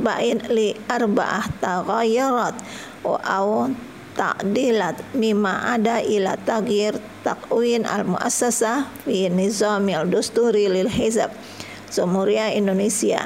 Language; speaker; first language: Arabic; non-native, learner; Indonesian